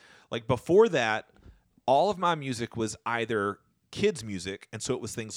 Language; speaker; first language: English; native; English